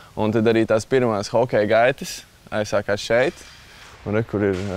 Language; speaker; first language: Latvian; native; Latvian